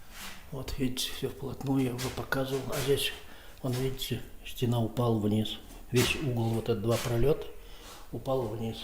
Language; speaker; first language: Russian; native; Russian